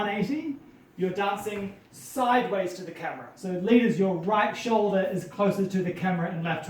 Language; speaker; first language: English; native; English